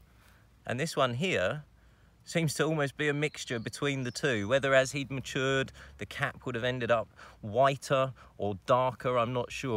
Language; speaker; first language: English; native; English